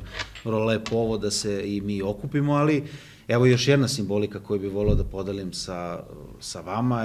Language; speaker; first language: Bosnian; native; Bosnian